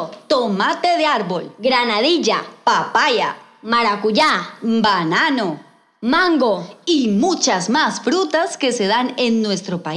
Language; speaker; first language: Spanish; native; Spanish